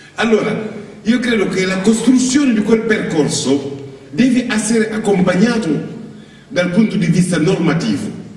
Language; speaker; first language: Italian; non-native, fluent; Wolof